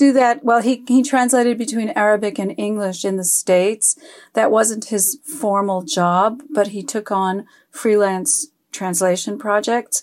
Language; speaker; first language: English; early bilingual, other home language; French